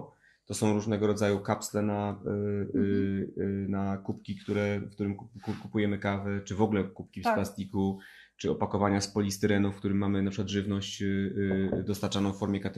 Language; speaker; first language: Polish; native; Polish